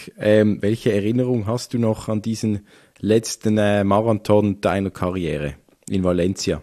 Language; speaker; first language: German; native; German